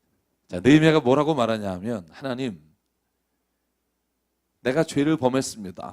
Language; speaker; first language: Korean; native; Korean